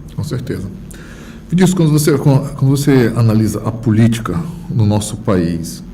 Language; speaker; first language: Portuguese; native; Portuguese